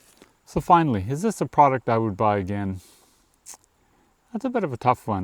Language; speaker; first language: English; native; English